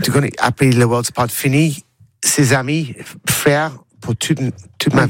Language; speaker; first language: French; non-native, learner; English